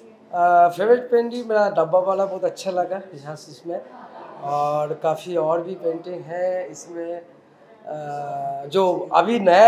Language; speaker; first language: Hindi; non-native, local second language; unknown